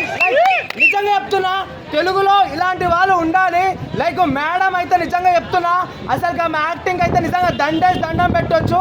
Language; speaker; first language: Telugu; native; Telugu